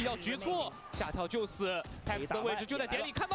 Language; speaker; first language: Chinese; native; Chinese